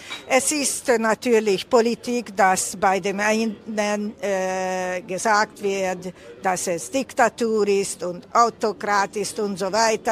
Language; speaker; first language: German; non-native, fluent; Hungarian